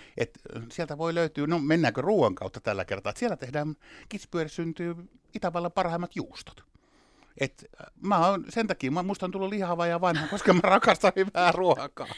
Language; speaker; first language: Finnish; native; Finnish